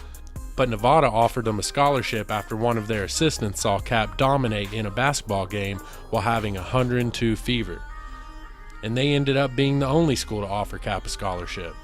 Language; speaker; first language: English; native; English